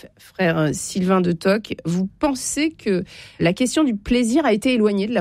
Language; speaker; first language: French; native; French